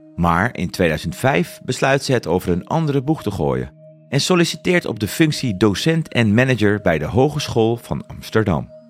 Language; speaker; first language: Dutch; native; Dutch